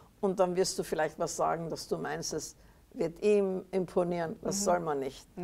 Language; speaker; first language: German; native; German